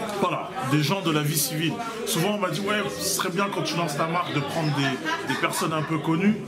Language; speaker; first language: French; early bilingual, other home language; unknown